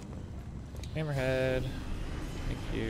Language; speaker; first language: English; native; English